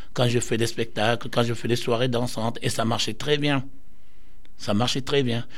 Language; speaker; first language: French; non-native, local second language; Soninke